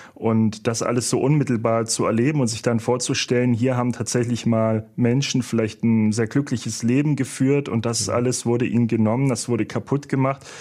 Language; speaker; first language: German; native; German